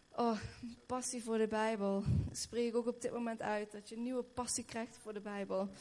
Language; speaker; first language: Dutch; native; Dutch